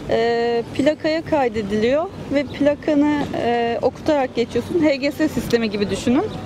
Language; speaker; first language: Turkish; native; Turkish